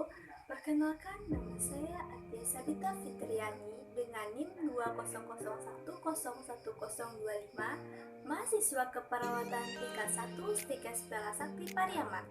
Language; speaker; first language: Indonesian; native; Indonesian